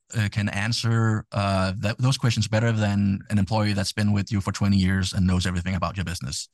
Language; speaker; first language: English; non-native, fluent; Danish